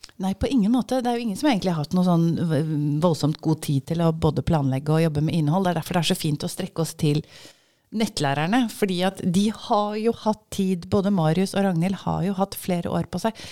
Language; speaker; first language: Norwegian; native; Norwegian